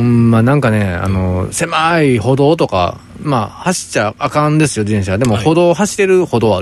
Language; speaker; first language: Japanese; native; Japanese